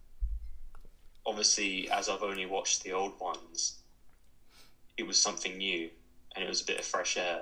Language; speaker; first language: English; native; English